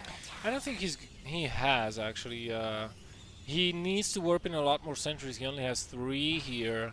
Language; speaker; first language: English; non-native, fluent; Dutch